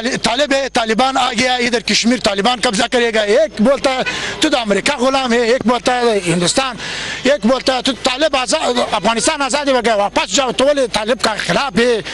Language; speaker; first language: Hindi; non-native, learner; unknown